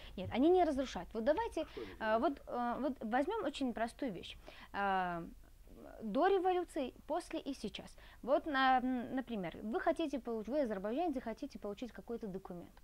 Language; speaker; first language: Russian; non-native, fluent; Azerbaijani